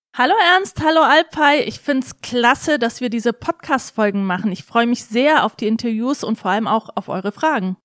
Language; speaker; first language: German; early bilingual, other home language; Turkish